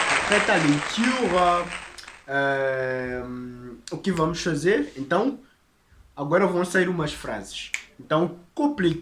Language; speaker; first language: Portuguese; non-native, fluent; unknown